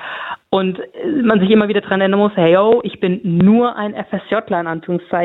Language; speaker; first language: German; native; German